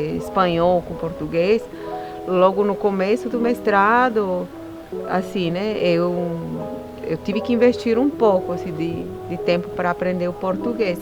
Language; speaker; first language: Portuguese; non-native, fluent; Spanish